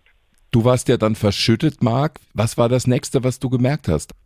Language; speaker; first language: German; native; German